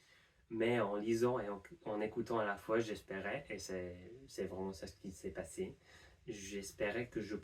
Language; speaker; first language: French; non-native, fluent; English